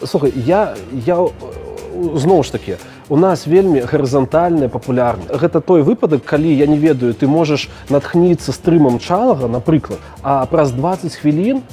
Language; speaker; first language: Belarusian; non-native, local second language; Russian